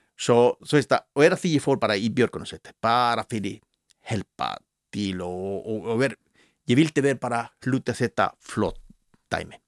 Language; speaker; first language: Icelandic; non-native, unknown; Spanish